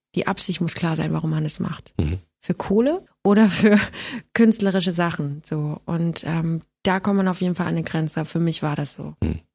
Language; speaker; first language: German; native; German